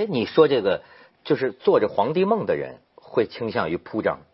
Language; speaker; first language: Chinese; native; Chinese